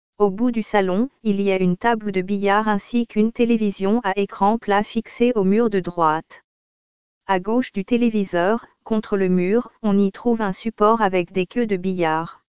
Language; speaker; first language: French; native; French